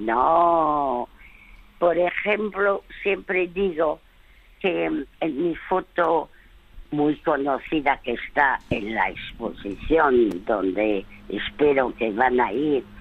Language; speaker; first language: Spanish; early bilingual, other home language; French